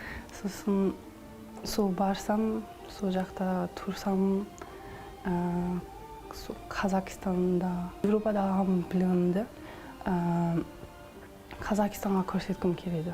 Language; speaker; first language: Kazakh; early bilingual, heritage; Kazakh